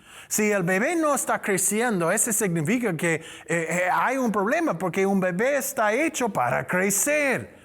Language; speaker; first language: Spanish; non-native, learner; English